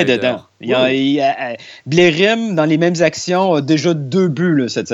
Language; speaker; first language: French; native; French